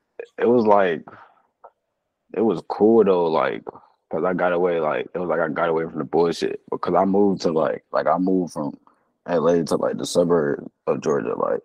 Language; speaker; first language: English; native; English